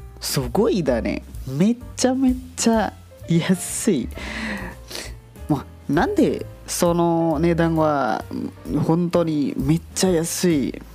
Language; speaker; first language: Japanese; non-native, learner; Indonesian